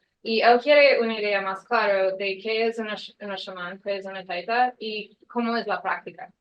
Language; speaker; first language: Spanish; non-native, learner; English